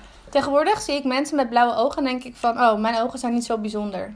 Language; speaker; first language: Dutch; native; Dutch